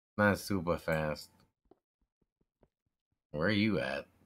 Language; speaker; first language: English; native; English